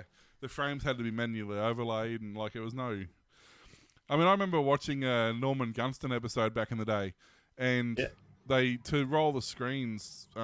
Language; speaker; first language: English; native; English